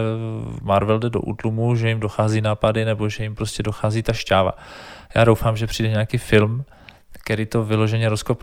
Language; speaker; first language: Czech; native; Czech